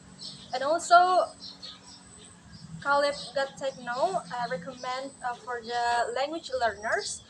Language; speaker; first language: English; non-native, learner; Indonesian